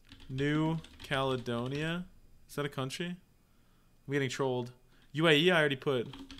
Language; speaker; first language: English; native; English